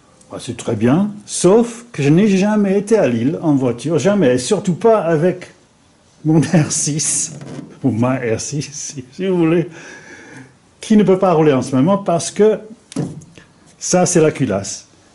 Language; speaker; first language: French; non-native, fluent; English